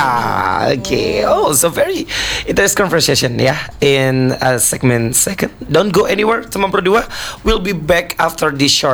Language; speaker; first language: English; non-native, learner; Indonesian